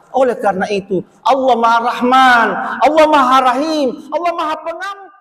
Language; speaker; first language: Malay; non-native, local second language; Buginese